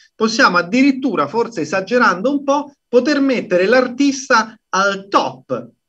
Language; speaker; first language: Italian; native; Italian